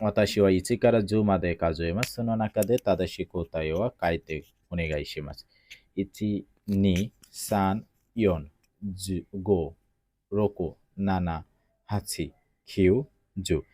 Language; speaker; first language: Japanese; non-native, learner; Bangla